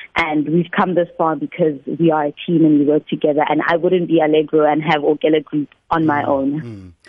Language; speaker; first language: English; non-native, local second language; Northern Sotho